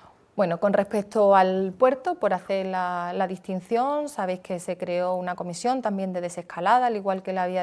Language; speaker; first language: Spanish; native; Spanish